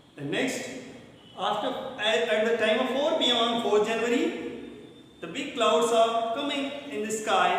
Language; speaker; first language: English; non-native, local second language; Hindi